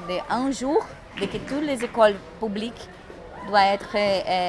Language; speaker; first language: French; non-native, fluent; Portuguese